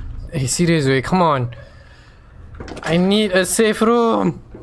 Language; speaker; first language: English; non-native, local second language; Malay